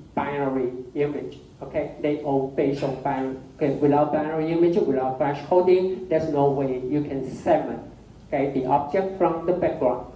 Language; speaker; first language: English; non-native, fluent; Chinese